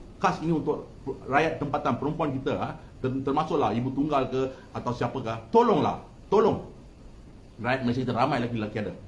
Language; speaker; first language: Malay; native; Malay